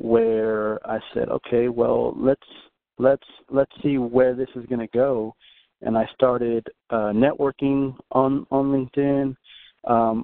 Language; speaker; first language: English; native; English